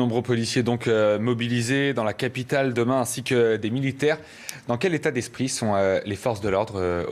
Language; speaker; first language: French; native; French